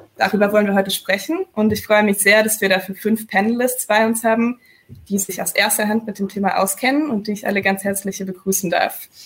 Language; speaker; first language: German; native; German